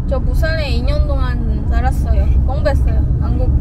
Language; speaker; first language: Korean; non-native, learner; Filipino